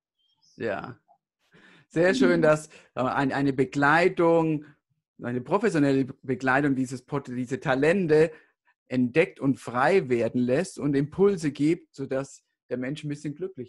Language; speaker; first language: German; native; German